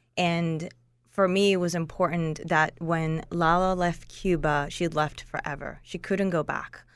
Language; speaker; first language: English; non-native, fluent; Spanish